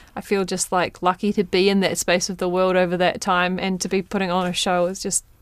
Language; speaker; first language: English; native; English